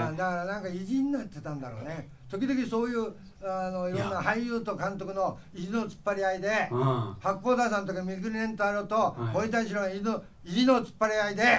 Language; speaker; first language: Japanese; native; Japanese